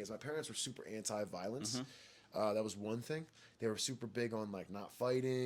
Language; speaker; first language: English; native; English